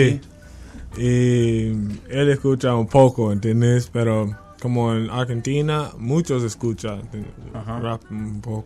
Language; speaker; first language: Spanish; non-native, learner; English